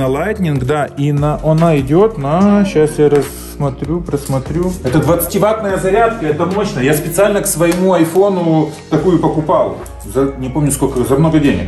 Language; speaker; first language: Russian; native; Russian